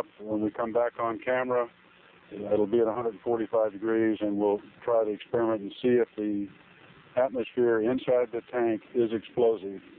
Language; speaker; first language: English; native; English